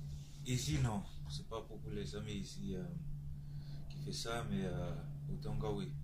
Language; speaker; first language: French; non-native, learner; Tongan